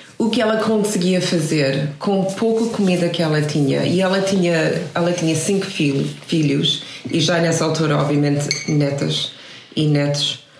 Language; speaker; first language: Portuguese; non-native, fluent; English